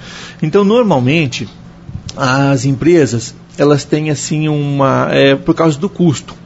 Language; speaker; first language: Portuguese; native; Portuguese